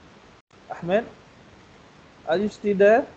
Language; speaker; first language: English; non-native, learner; Indonesian